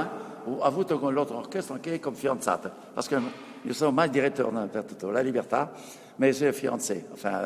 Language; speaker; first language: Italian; non-native, fluent; French